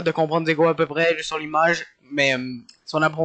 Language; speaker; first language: French; native; French